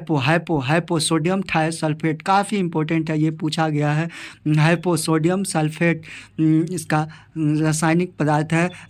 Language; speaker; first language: Hindi; native; Hindi